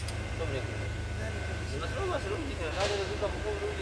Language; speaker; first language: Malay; non-native, learner; Pashto